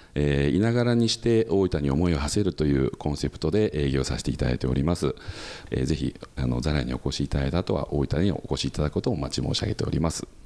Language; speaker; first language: Japanese; native; Japanese